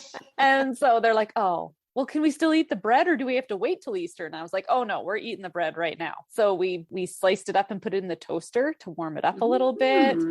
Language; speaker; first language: English; native; English